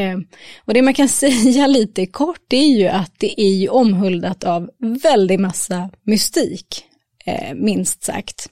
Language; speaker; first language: Swedish; native; Swedish